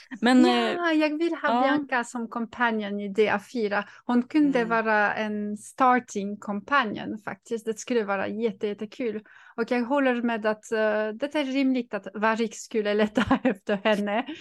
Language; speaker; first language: Swedish; non-native, fluent; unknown